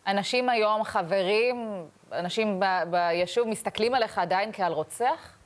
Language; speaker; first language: Hebrew; native; Hebrew